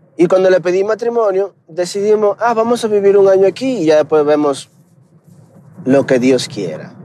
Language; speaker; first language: Spanish; native; Spanish